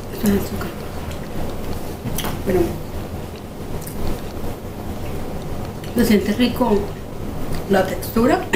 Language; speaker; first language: Spanish; native; Spanish